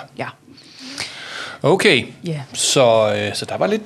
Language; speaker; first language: Danish; native; Danish